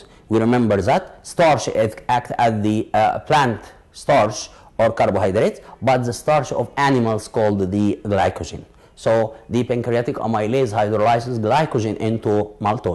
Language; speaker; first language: English; non-native, local second language; Arabic